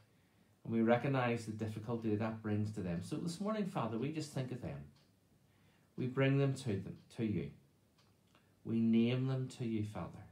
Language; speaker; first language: English; native; English